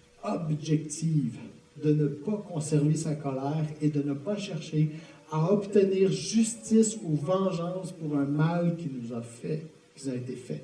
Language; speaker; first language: French; native; French